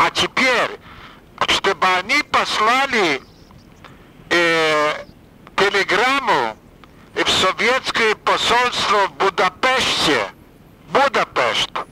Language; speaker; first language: Russian; non-native, fluent; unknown